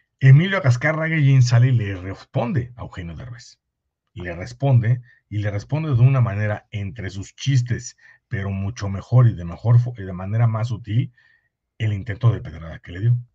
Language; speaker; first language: Spanish; native; Spanish